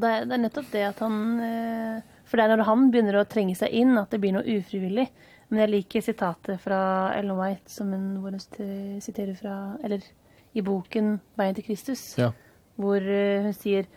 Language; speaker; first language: Norwegian; native; Norwegian